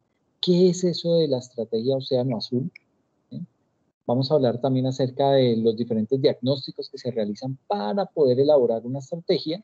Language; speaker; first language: Spanish; native; Spanish